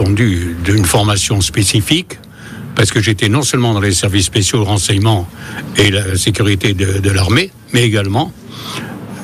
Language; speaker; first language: French; native; French